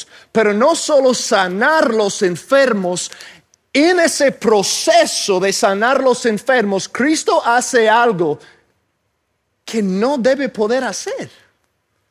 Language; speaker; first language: Spanish; non-native, fluent; English